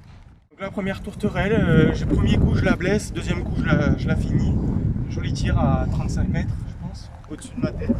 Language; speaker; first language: French; native; French